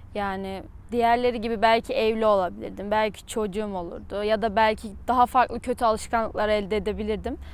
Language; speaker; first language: Turkish; native; Turkish